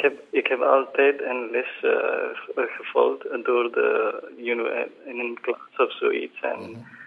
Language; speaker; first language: Dutch; non-native, learner; Malayalam